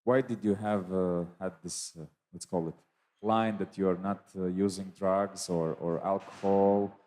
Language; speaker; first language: English; non-native, fluent; Latvian